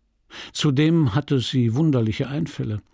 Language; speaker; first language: German; native; German